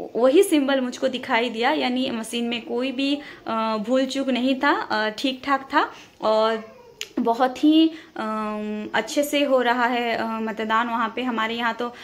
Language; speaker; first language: Hindi; native; Hindi